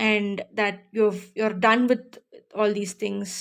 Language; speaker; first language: English; non-native, local second language; Tamil